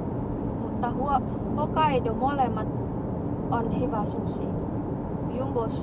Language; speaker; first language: Finnish; non-native, learner; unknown